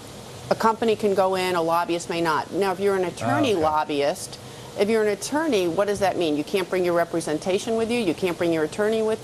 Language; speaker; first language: English; native; English